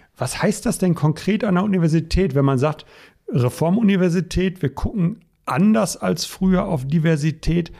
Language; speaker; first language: German; native; German